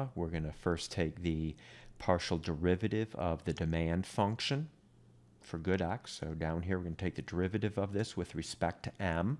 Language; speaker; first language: English; native; English